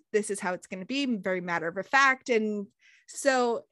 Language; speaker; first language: English; native; English